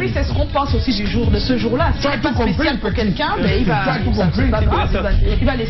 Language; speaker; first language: French; native; French